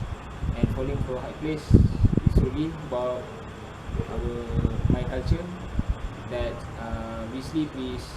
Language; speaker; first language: English; non-native, learner; Malay